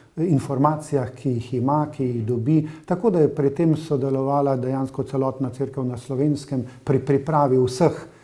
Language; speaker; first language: Slovenian; native; Slovenian